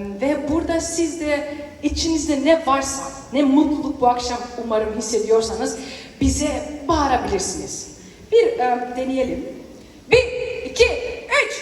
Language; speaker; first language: Turkish; early bilingual, heritage; Turkish